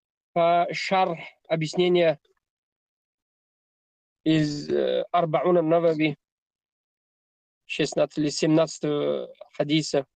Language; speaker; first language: Russian; non-native, learner; Tajik